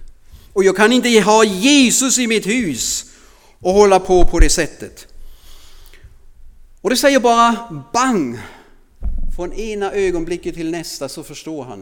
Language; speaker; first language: Swedish; non-native, fluent; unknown